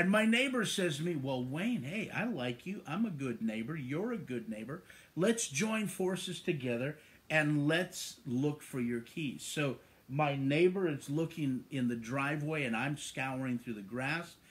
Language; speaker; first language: English; native; English